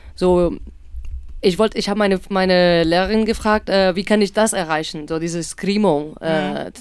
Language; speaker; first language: German; non-native, learner; Spanish